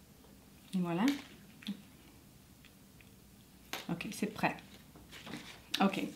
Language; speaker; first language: French; non-native, learner; English